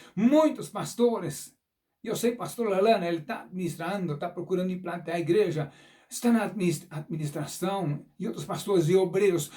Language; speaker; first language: Portuguese; non-native, fluent; German